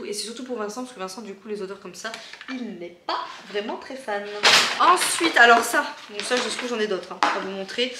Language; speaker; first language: French; native; French